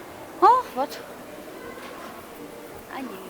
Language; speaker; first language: Russian; non-native, local second language; Kyrgyz